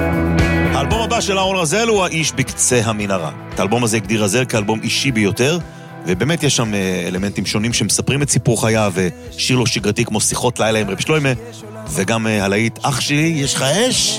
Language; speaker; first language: Hebrew; native; Hebrew